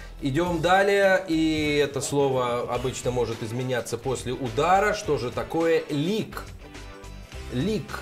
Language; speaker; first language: Russian; native; Russian